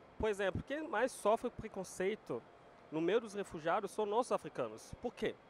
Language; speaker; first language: Portuguese; non-native, fluent; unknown